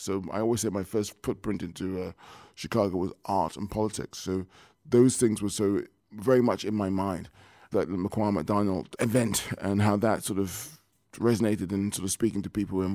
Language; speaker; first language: English; native; English